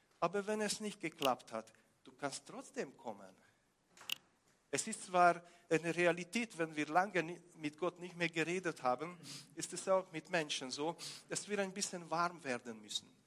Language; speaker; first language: German; non-native, fluent; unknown